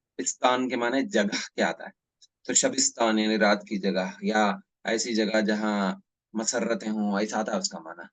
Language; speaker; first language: Hindi; non-native, local second language; Urdu